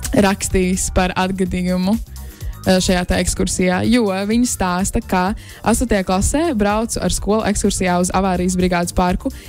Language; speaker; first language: Latvian; native; Latvian